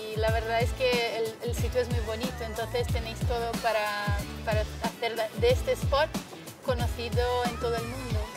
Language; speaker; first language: Spanish; non-native, fluent; Portuguese